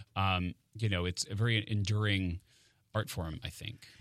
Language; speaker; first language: English; native; English